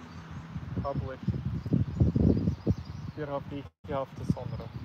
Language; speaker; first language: Turkish; non-native, learner; English